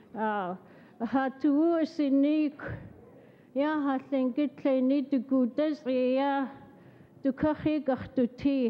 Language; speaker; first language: English; native; English